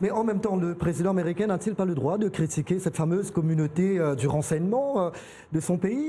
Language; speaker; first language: French; native; French